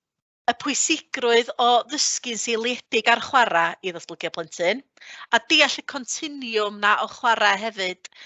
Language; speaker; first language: Welsh; native; Welsh